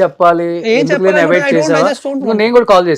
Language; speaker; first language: Telugu; native; Telugu